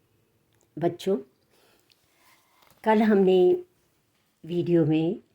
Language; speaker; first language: Hindi; native; Hindi